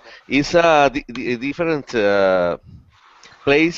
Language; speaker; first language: English; non-native, learner; Spanish